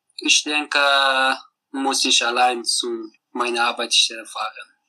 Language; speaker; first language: German; non-native, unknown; Persian